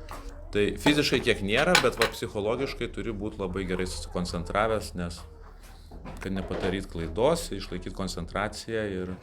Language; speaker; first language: Lithuanian; native; Lithuanian